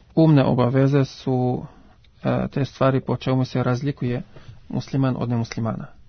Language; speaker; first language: Serbian; non-native, fluent; Arabic